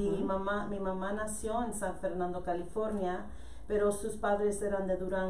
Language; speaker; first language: Spanish; early bilingual, heritage; Spanish